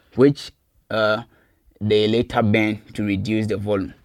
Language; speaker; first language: English; non-native, local second language; Akan